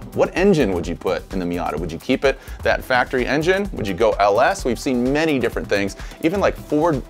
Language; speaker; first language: English; native; English